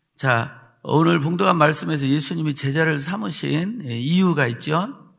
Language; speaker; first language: Korean; native; Korean